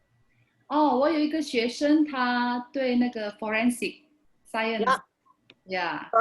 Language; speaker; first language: Chinese; non-native, fluent; Indonesian